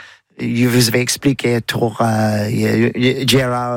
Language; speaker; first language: French; non-native, learner; English